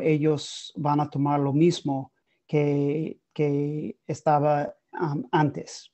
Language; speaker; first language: Spanish; non-native, learner; English